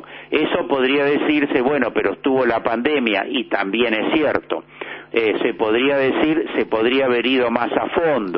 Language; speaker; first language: Spanish; native; Spanish